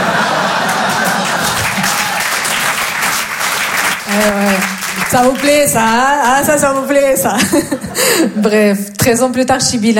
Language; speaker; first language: French; non-native, fluent; Russian